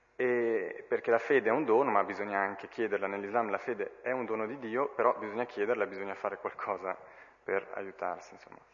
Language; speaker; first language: Italian; early bilingual, other home language; Arabic